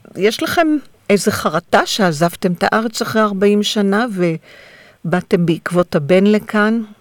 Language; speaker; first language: Hebrew; native; Hebrew